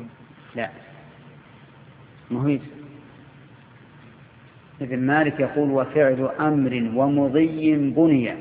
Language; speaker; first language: Arabic; native; Arabic